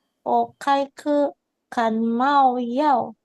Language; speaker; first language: Chinese; non-native, learner; Indonesian